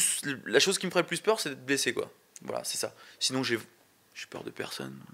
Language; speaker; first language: French; native; French